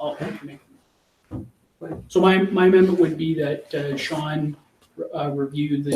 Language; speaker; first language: English; native; English